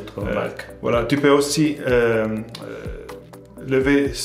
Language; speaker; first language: French; non-native, fluent; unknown